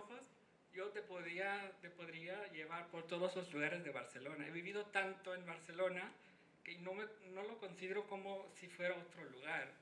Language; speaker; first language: Spanish; non-native, fluent; Hindi